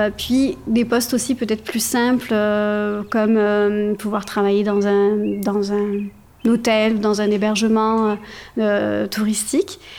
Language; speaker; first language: French; native; French